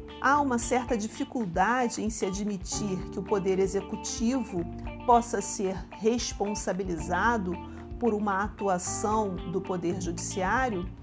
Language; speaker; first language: Portuguese; native; Portuguese